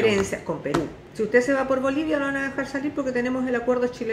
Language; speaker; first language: Spanish; native; Spanish